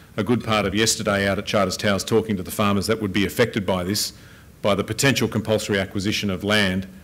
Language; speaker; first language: English; native; English